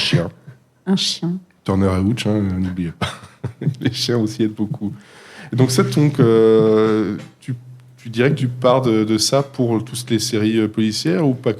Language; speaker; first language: French; native; French